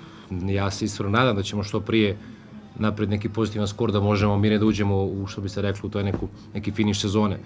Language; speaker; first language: Serbian; native; Serbian